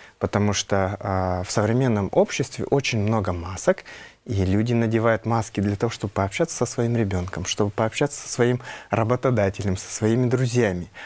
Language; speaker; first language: Russian; non-native, local second language; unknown